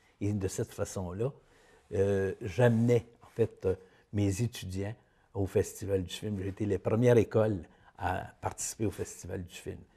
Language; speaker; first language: French; native; French